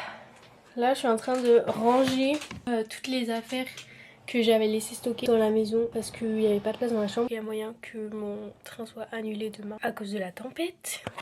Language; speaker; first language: French; native; French